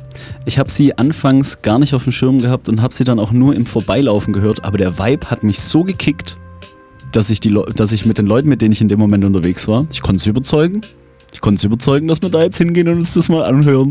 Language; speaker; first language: German; native; German